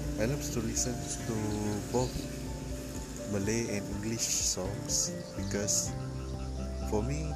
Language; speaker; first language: English; non-native, local second language; Malay